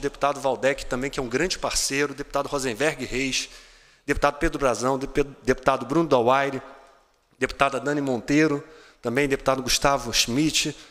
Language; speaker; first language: Portuguese; native; Portuguese